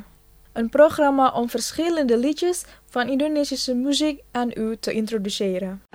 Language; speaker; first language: Dutch; non-native, fluent; Indonesian